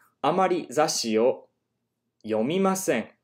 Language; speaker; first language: Japanese; non-native, learner; English